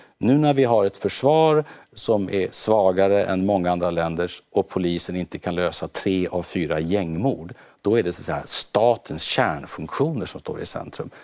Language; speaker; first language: Swedish; native; Swedish